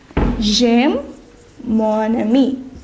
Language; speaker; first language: French; non-native, learner; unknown